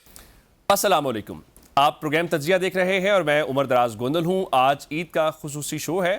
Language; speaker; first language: Urdu; native; Urdu